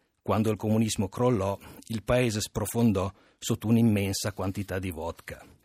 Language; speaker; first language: Italian; non-native, fluent; Romanian